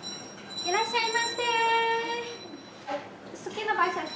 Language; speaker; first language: Japanese; non-native, learner; Chinese